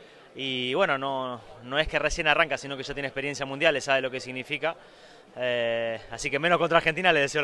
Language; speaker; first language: Spanish; native; Spanish